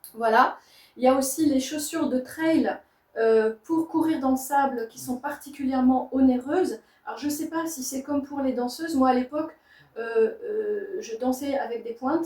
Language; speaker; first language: French; native; French